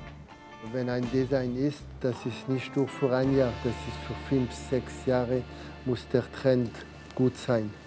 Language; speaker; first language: German; non-native, learner; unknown